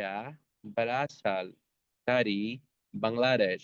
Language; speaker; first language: Indonesian; non-native, learner; Bangla